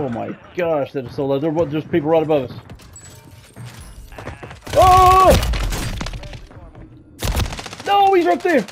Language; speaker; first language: English; native; English